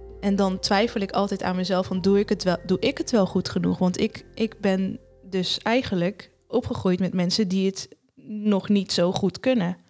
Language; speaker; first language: Dutch; early bilingual, other home language; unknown